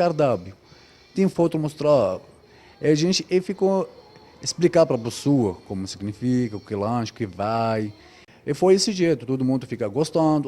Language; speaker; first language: Portuguese; non-native, learner; Arabic